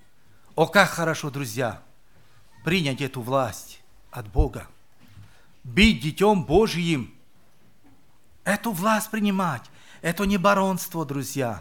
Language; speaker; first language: Russian; non-native, local second language; Romany